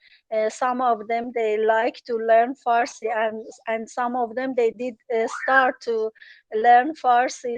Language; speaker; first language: English; non-native, learner; Persian